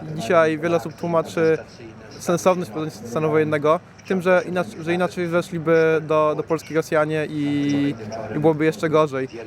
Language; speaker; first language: Polish; native; Polish